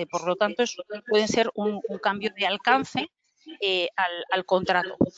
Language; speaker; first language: Spanish; native; Spanish